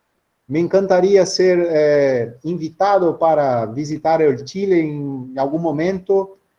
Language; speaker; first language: Spanish; non-native, learner; Portuguese